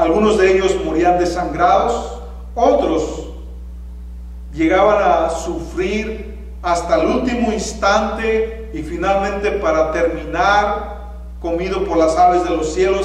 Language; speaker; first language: Spanish; native; Spanish